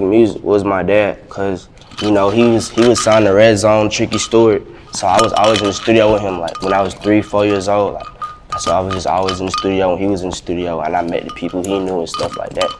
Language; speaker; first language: English; native; English